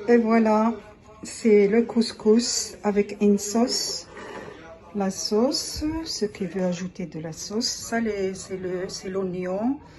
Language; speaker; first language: French; non-native, local second language; Arabic